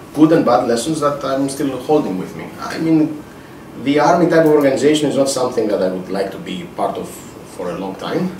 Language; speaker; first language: English; non-native, fluent; Greek